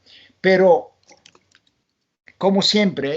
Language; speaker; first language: Spanish; non-native, fluent; Polish